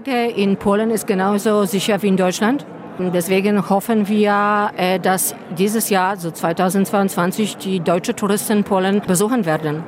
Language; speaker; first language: German; non-native, fluent; Polish